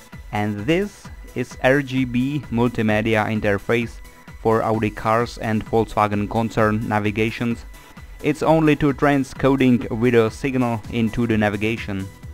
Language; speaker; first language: English; non-native, learner; Czech